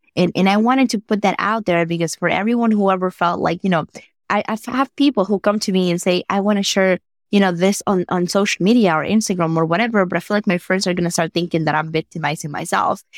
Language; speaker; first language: English; non-native, fluent; Spanish